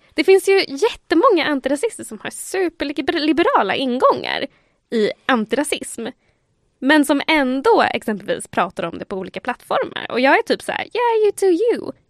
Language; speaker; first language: Swedish; early bilingual, other home language; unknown